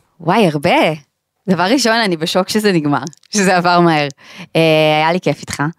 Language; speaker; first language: Hebrew; native; Hebrew